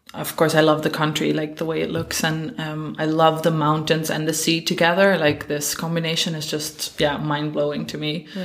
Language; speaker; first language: English; non-native, fluent; Dutch